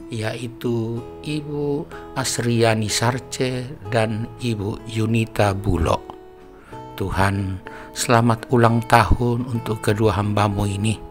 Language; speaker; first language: Indonesian; native; Indonesian